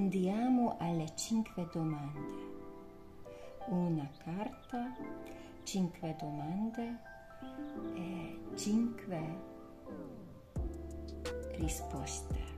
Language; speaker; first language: Italian; non-native, learner; Hungarian